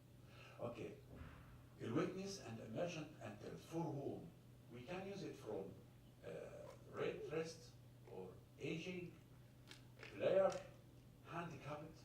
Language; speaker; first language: English; non-native, fluent; Arabic